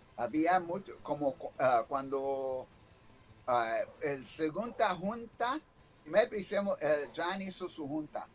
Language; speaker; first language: Spanish; early bilingual, heritage; Spanish